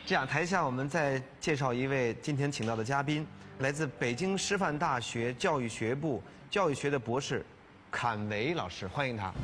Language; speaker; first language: Chinese; native; Chinese